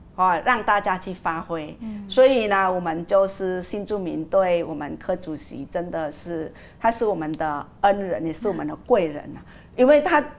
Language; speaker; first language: Chinese; non-native, fluent; Vietnamese